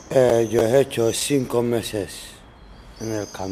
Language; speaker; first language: Spanish; non-native, learner; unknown